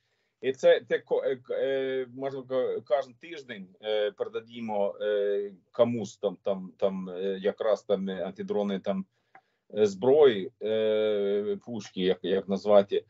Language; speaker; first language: Ukrainian; non-native, learner; Swedish